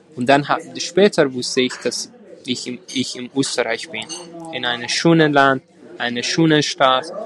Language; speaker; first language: German; non-native, learner; Persian